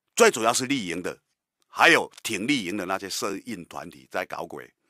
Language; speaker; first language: Chinese; native; Chinese